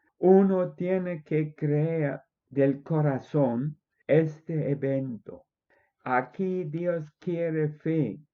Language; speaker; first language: Spanish; non-native, fluent; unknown